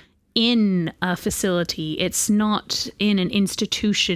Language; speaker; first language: English; native; English